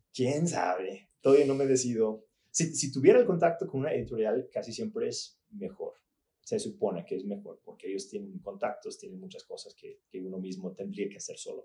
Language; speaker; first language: Spanish; early bilingual, other home language; English